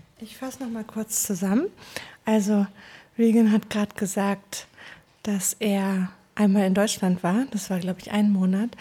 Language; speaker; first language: German; native; German